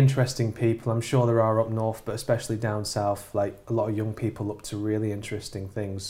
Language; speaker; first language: English; native; English